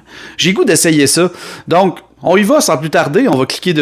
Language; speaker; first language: French; native; French